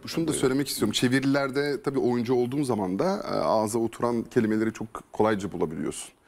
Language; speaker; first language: Turkish; early bilingual, heritage; Turkish